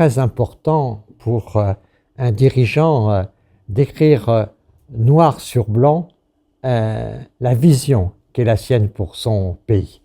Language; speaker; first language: French; native; French